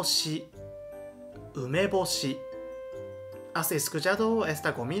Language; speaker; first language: Spanish; non-native, learner; Japanese